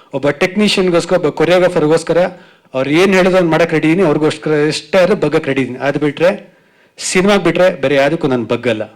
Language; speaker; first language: Kannada; native; Kannada